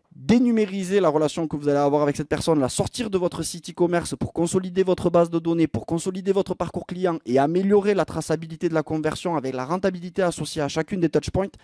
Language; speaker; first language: French; native; French